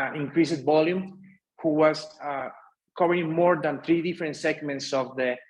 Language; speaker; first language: English; non-native, fluent; Spanish